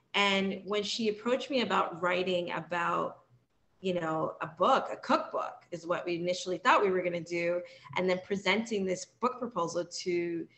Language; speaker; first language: English; native; English